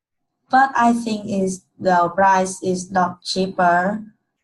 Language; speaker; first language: English; non-native, learner; Vietnamese